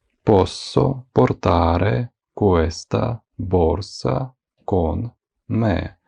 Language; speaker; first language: Italian; non-native, fluent; Ukrainian